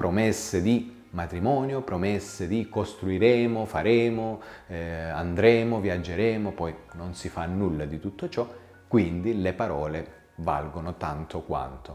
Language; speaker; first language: Italian; native; Italian